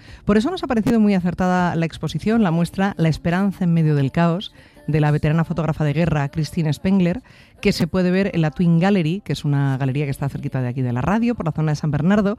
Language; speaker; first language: Spanish; native; Spanish